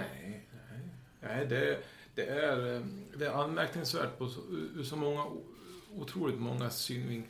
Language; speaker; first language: Swedish; native; Swedish